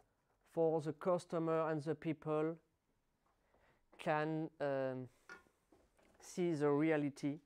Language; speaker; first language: English; non-native, learner; French